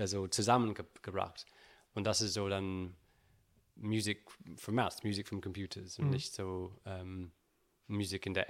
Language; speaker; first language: German; non-native, learner; English